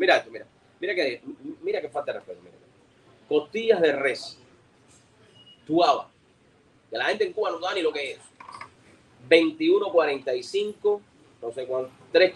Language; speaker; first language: Spanish; native; Spanish